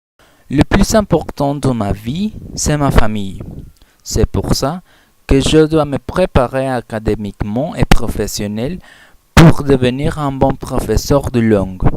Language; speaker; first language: French; non-native, learner; Spanish